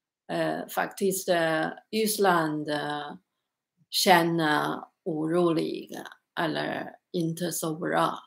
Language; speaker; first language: Swedish; non-native, learner; Chinese